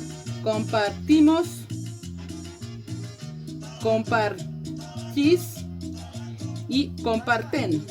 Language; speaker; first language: Spanish; non-native, fluent; French